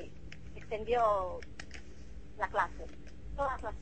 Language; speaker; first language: Spanish; non-native, fluent; Chinese